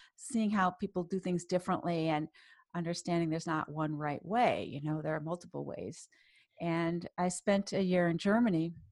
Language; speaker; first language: English; native; English